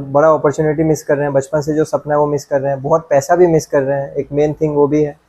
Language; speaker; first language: Hindi; non-native, local second language; Bangla